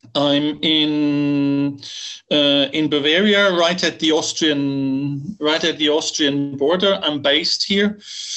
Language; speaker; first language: English; non-native, fluent; German